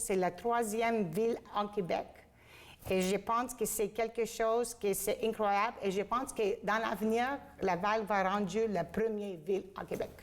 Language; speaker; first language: French; non-native, fluent; Greek